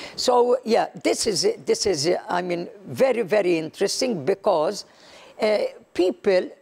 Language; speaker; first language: English; non-native, local second language; Maltese